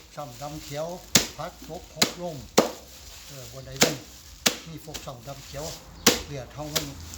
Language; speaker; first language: Thai; native; Thai